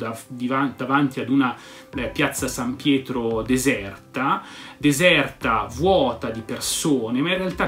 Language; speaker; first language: Italian; native; Italian